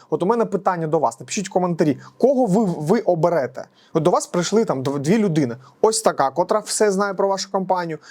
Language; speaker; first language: Ukrainian; non-native, local second language; Russian